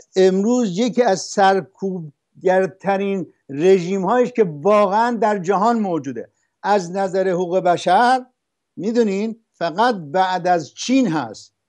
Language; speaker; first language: Persian; non-native, local second language; Arabic